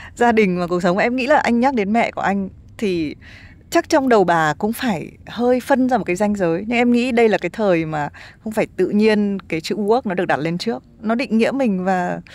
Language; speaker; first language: Vietnamese; native; Vietnamese